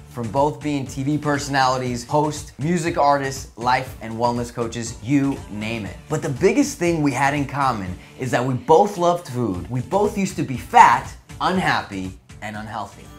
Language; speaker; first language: English; early bilingual, other home language; Spanish